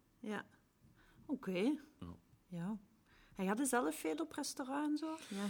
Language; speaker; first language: Dutch; native; Dutch